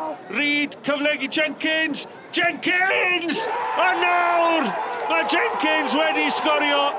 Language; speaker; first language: Welsh; native; Welsh